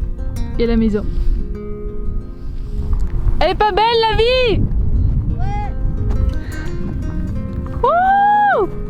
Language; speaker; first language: French; native; French